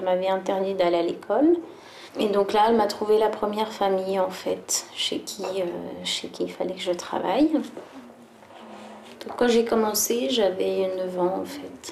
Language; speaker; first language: French; early bilingual, other home language; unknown